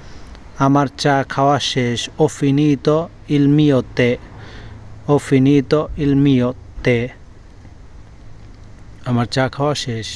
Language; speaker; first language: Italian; non-native, learner; Bangla